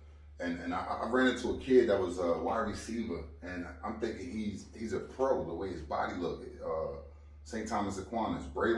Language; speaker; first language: English; native; English